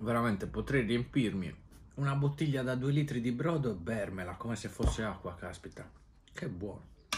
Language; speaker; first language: Italian; native; Italian